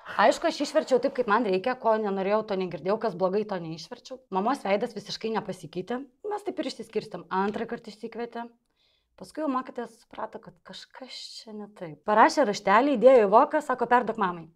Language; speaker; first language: Lithuanian; non-native, local second language; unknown